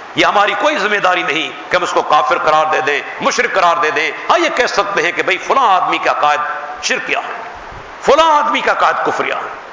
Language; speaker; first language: Urdu; non-native, local second language; Sindhi